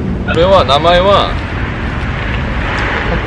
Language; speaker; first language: Japanese; non-native, fluent; Korean